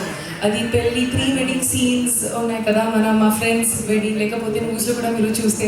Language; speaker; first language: Telugu; non-native, local second language; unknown